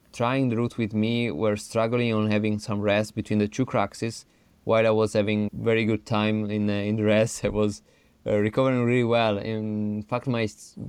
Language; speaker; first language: English; non-native, fluent; Italian